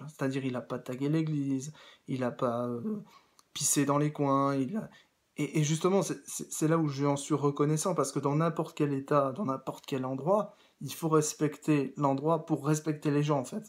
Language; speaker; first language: French; native; French